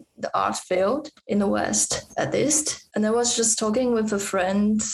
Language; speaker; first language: English; non-native, fluent; Chinese